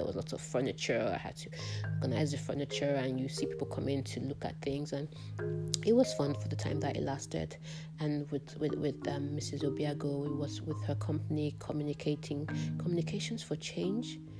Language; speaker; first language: English; non-native, local second language; Yoruba